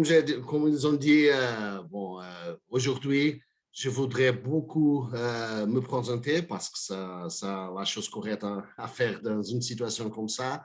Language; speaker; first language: French; non-native, fluent; Portuguese